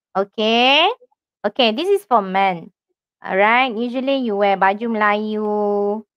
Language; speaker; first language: English; non-native, local second language; Malay